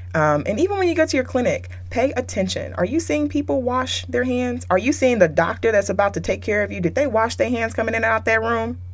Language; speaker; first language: English; native; English